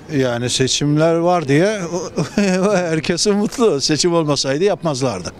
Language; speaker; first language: Turkish; native; Turkish